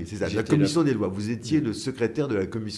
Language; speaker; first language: French; native; French